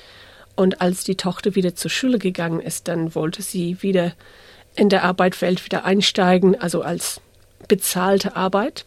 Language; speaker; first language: German; non-native, fluent; English